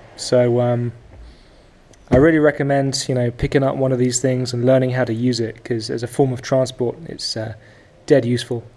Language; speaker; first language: English; native; English